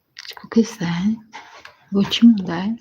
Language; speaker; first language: Russian; non-native, learner; Tajik